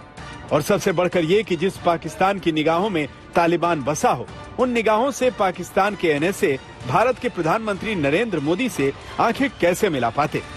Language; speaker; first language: Hindi; native; Hindi